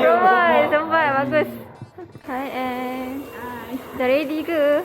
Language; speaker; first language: Malay; native; Malay